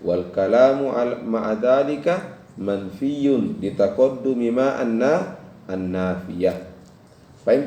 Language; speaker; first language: Arabic; non-native, fluent; Indonesian